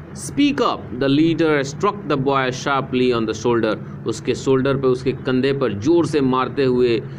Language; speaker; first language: Hindi; native; Hindi